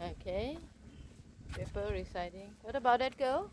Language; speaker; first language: English; non-native, learner; Thai